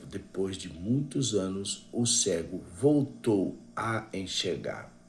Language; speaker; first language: Portuguese; native; Portuguese